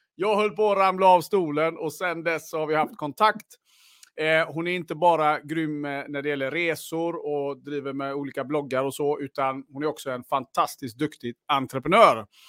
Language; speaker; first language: Swedish; native; Swedish